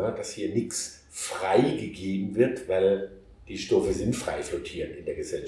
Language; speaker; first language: German; native; German